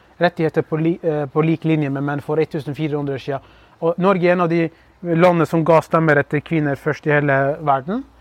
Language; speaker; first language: Norwegian; early bilingual, other home language; Kurdish